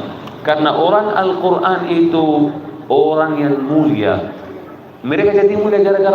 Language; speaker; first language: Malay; non-native, fluent; Arabic